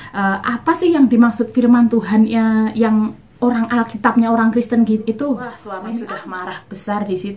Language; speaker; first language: Indonesian; non-native, local second language; Javanese